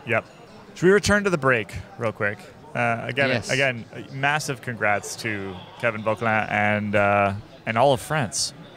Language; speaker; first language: English; native; English